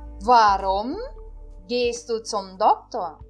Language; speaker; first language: German; non-native, fluent; Portuguese